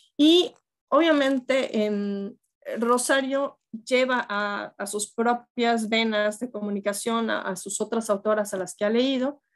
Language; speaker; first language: Spanish; native; Spanish